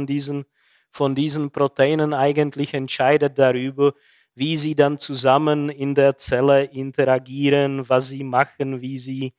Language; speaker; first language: German; non-native, fluent; Czech